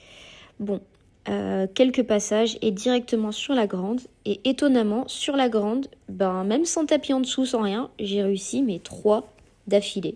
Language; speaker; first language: French; native; French